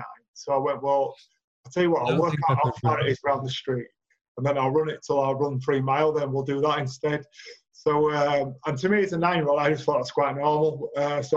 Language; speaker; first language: English; native; English